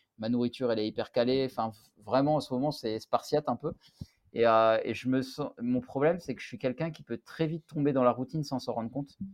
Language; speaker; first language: French; native; French